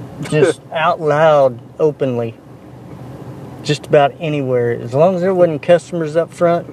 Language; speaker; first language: English; native; English